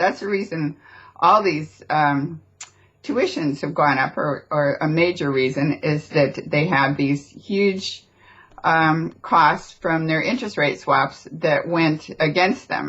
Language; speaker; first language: English; native; English